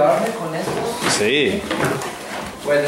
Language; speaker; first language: Spanish; non-native, learner; English